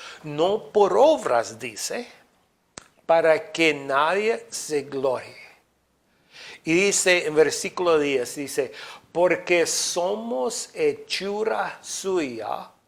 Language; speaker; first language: Spanish; non-native, fluent; English